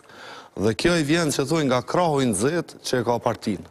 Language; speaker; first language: Albanian; native; Albanian